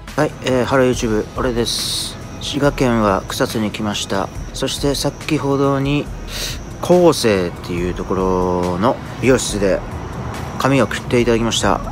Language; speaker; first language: Japanese; native; Japanese